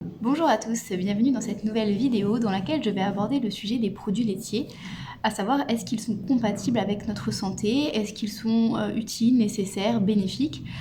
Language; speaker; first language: French; native; French